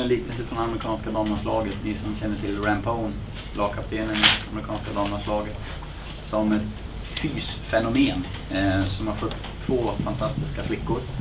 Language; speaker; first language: Swedish; native; Swedish